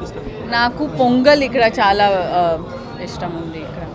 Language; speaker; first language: Telugu; non-native, learner; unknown